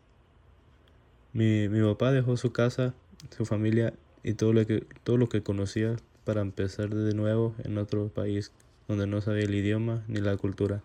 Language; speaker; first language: Spanish; early bilingual, heritage; Spanish